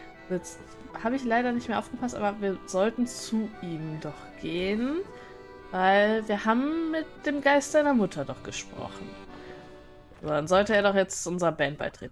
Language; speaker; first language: German; native; German